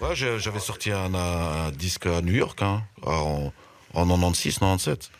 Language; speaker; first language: French; native; French